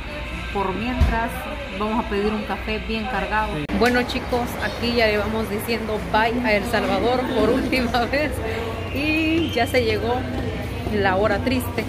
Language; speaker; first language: Spanish; native; Spanish